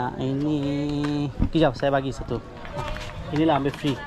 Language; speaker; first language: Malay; non-native, learner; Bangla